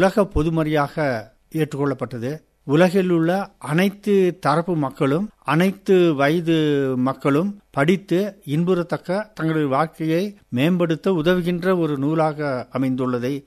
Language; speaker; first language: Tamil; native; Tamil